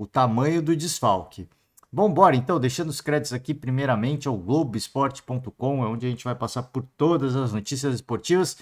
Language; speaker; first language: Portuguese; native; Portuguese